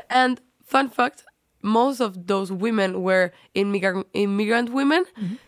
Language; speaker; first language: English; non-native, fluent; Spanish